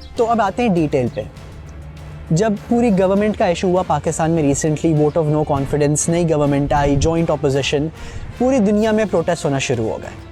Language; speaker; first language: Urdu; native; Urdu